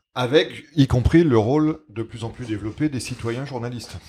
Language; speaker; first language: French; native; French